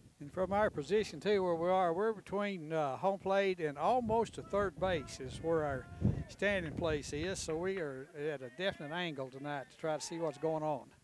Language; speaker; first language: English; native; English